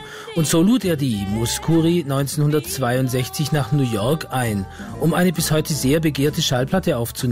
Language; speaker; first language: German; native; German